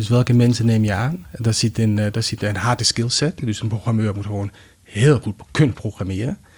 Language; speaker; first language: Dutch; non-native, fluent; Danish